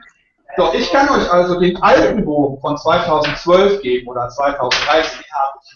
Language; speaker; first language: German; native; German